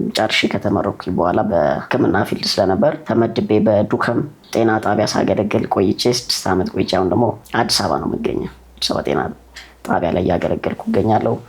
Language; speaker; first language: Amharic; native; Amharic